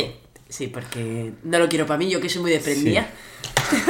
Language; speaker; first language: Spanish; native; Spanish